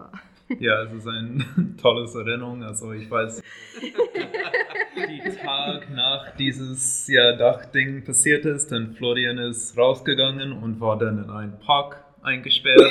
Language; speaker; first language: German; non-native, fluent; English